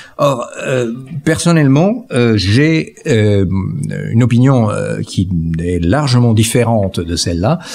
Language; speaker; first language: French; non-native, fluent; Italian